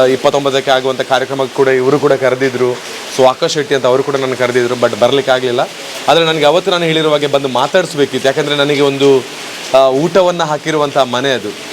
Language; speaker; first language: Kannada; native; Kannada